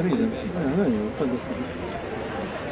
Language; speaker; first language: Hungarian; non-native, learner; Italian